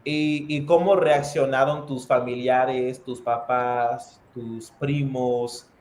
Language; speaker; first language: Spanish; non-native, fluent; English